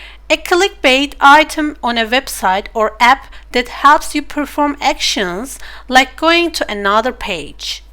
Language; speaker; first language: English; non-native, fluent; Turkish